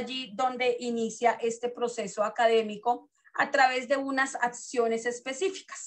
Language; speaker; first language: Spanish; native; Spanish